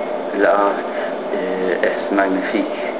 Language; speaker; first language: French; non-native, learner; English